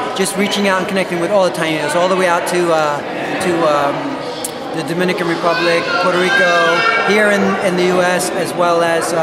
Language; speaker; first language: English; native; English